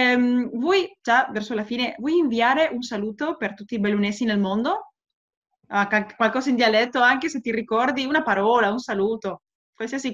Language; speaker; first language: Italian; non-native, fluent; Spanish